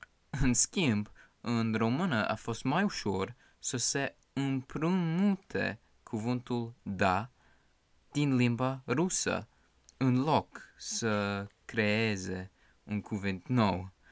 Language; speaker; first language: Romanian; non-native, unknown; English